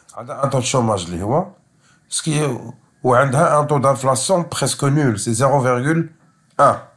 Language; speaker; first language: French; non-native, local second language; Arabic